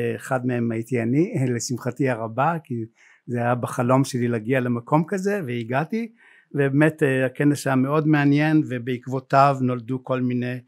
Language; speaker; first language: Hebrew; native; Hebrew